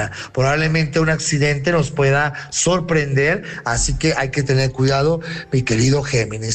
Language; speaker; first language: Spanish; native; Spanish